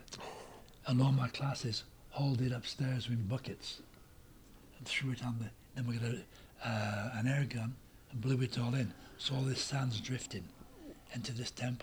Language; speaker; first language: English; native; English